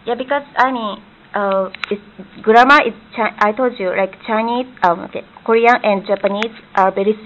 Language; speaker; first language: English; non-native, learner; Japanese